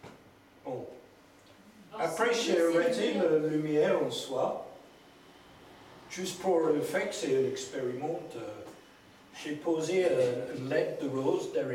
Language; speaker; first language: French; non-native, learner; English